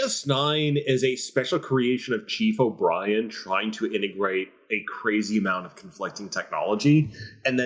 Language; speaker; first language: English; native; English